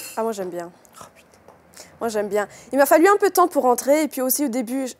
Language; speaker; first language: French; native; French